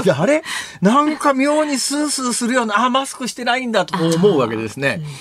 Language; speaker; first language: Japanese; native; Japanese